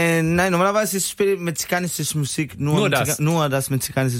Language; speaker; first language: German; non-native, learner; Spanish